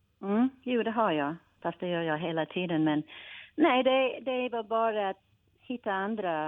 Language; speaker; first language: Swedish; non-native, fluent; English